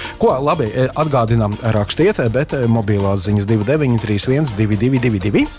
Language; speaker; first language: Latvian; native; Latvian